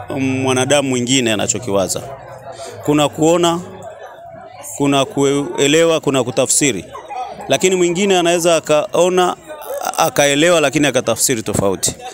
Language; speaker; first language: Swahili; native; Swahili